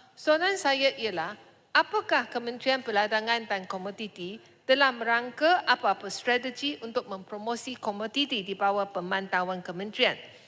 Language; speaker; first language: Malay; non-native, local second language; Chinese